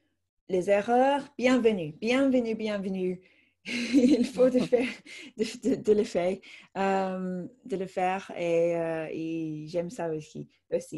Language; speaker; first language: French; non-native, fluent; English